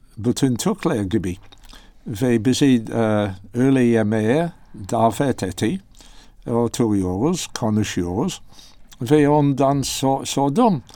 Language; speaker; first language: Turkish; non-native, learner; English